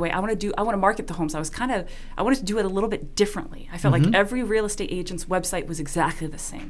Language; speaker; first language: English; non-native, fluent; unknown